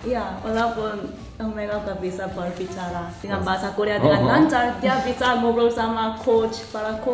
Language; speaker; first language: Indonesian; non-native, fluent; Korean